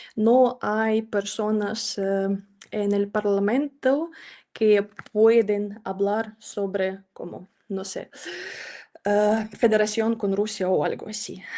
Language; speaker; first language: Spanish; non-native, fluent; Ukrainian